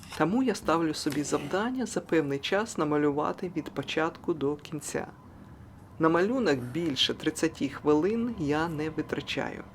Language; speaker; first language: Ukrainian; non-native, local second language; Russian